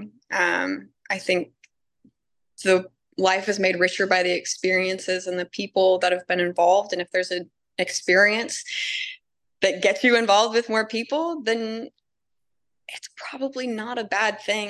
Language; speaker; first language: English; native; English